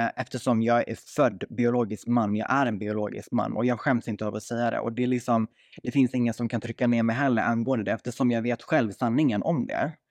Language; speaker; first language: Swedish; native; Swedish